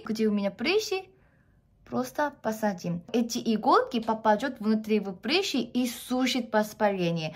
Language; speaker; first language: Russian; non-native, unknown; Korean